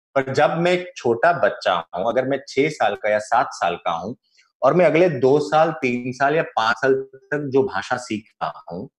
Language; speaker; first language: Hindi; non-native, local second language; Gujarati